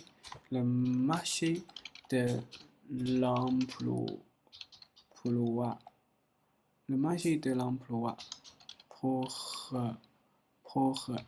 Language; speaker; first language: French; non-native, learner; Chinese